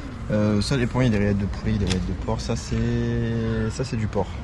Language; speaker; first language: French; native; French